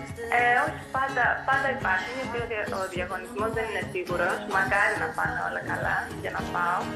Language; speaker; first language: Greek; early bilingual, heritage; Greek